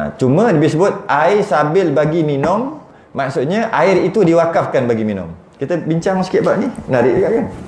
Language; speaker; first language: Malay; native; Malay